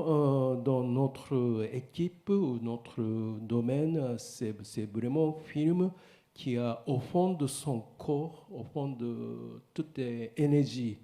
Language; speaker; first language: French; non-native, learner; Japanese